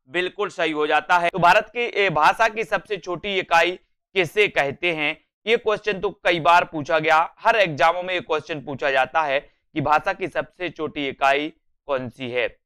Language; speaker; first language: Hindi; native; Hindi